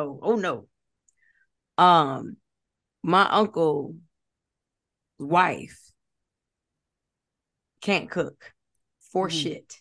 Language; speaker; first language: English; native; English